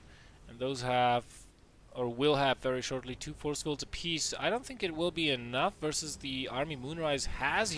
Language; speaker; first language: English; non-native, fluent; Dutch